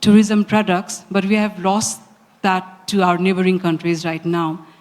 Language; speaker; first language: English; non-native, local second language; Nepali